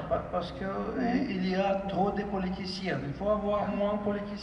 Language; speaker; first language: French; non-native, fluent; Ukrainian